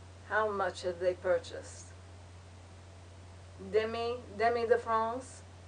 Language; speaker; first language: English; native; English